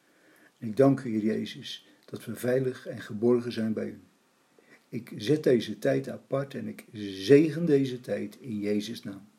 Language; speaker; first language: Dutch; native; Dutch